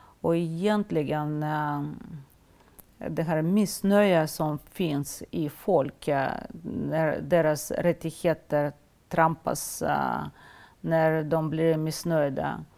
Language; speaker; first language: Swedish; non-native, fluent; Russian